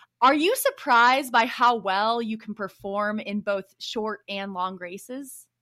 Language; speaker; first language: English; native; English